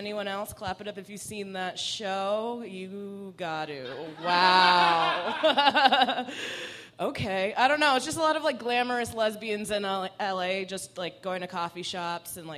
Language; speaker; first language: English; non-native, fluent; Persian